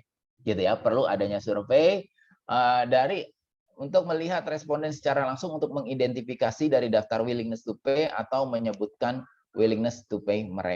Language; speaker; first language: Indonesian; native; Indonesian